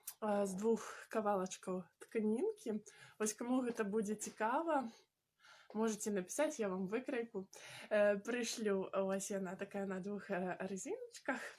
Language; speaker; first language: Belarusian; non-native, local second language; Russian